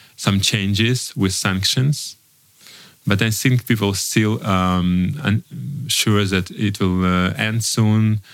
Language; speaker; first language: English; non-native, learner; Russian